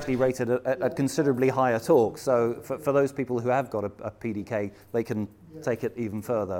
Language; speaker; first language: English; native; English